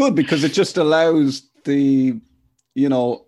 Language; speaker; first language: English; native; English